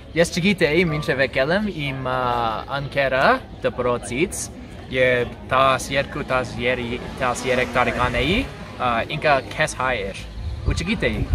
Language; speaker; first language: Armenian; non-native, learner; English